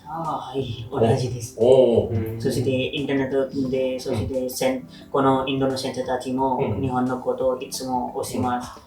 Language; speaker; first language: Japanese; non-native, learner; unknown